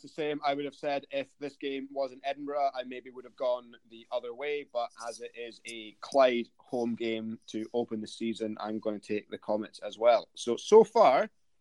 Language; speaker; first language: English; native; English